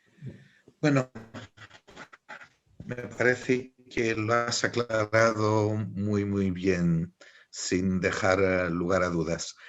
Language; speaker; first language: Spanish; non-native, fluent; Greek